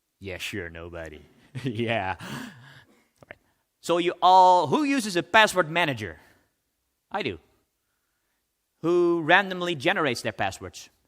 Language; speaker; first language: English; non-native, fluent; Dutch